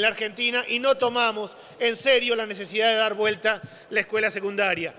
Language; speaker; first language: Spanish; native; Spanish